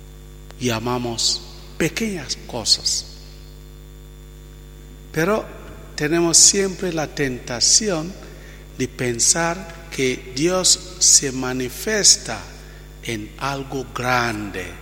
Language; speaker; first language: Spanish; non-native, fluent; Italian